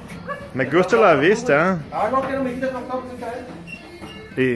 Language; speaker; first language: Spanish; non-native, learner; English